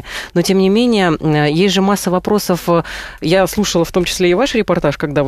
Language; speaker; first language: Russian; native; Russian